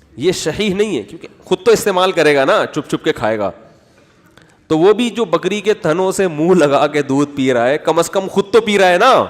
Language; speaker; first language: Urdu; native; Urdu